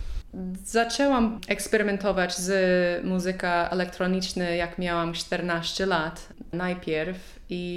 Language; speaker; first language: Polish; non-native, learner; English